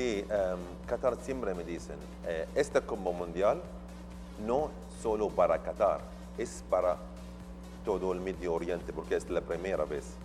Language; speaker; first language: Spanish; non-native, learner; Arabic